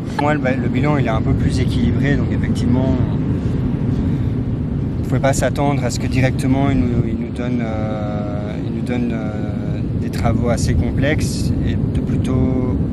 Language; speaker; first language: French; native; French